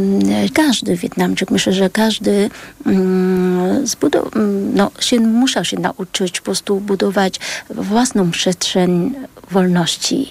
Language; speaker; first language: Polish; early bilingual, other home language; Vietnamese